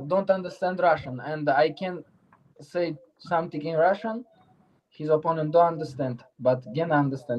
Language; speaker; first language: English; non-native, learner; Uzbek